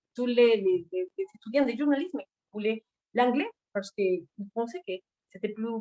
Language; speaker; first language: French; non-native, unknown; Spanish